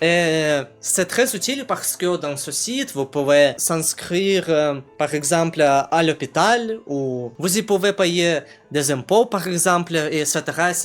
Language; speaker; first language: French; non-native, learner; Russian